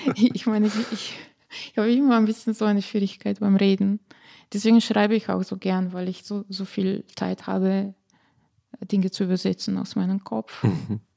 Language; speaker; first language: German; non-native, fluent; Slovenian